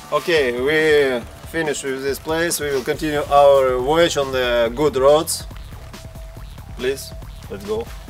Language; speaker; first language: English; non-native, learner; Russian